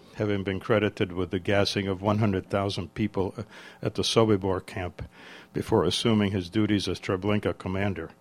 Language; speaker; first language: English; early bilingual, other home language; Czech